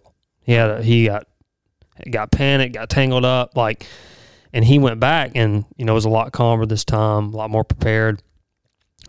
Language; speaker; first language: English; native; English